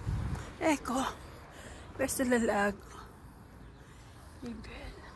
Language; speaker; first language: Italian; non-native, learner; Filipino